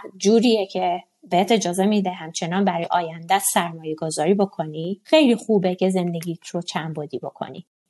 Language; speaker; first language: Persian; non-native, local second language; Azerbaijani